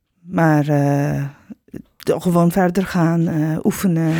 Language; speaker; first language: Dutch; non-native, fluent; Turkish